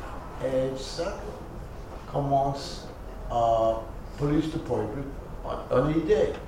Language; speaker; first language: French; non-native, fluent; English